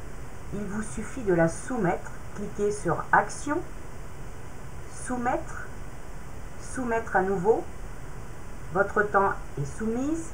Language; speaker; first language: French; native; French